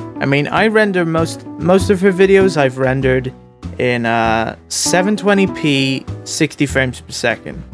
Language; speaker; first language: English; native; English